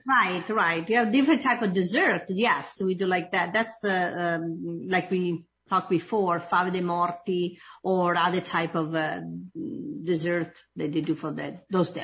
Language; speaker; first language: English; non-native, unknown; Italian